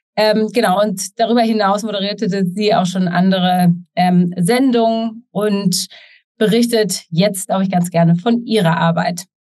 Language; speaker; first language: German; native; German